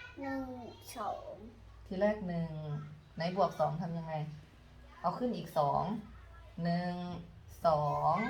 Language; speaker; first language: Thai; native; Thai